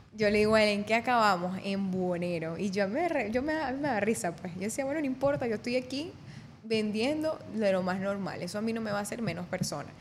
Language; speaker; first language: Spanish; native; Spanish